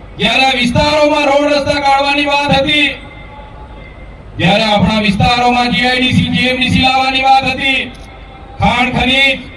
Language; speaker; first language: Gujarati; non-native, local second language; Bhili